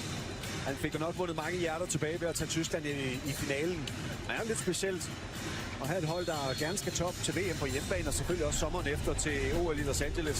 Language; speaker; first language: Danish; native; Danish